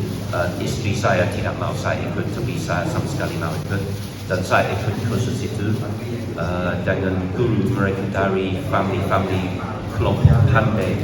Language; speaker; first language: Indonesian; non-native, learner; English